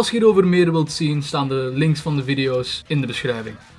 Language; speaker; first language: Dutch; native; Dutch